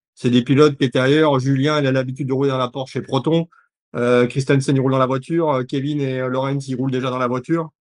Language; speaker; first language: French; native; French